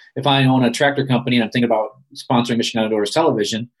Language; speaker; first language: English; native; English